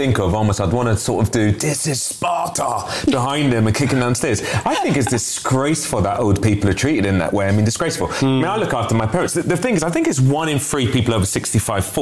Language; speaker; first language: English; native; English